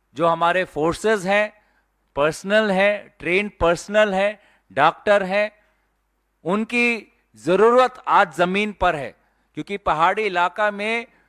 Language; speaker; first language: Hindi; non-native, local second language; Assamese